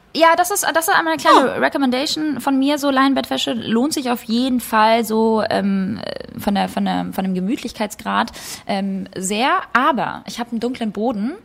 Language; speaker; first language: German; early bilingual, other home language; Albanian